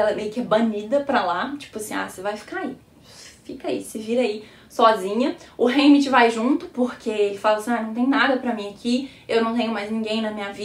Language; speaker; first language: Portuguese; native; Portuguese